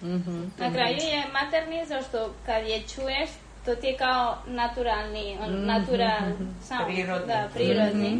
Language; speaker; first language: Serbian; early bilingual, heritage; Spanish